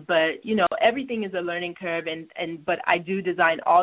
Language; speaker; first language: English; non-native, local second language; Yoruba